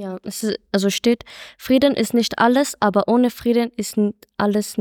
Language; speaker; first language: German; non-native, local second language; Persian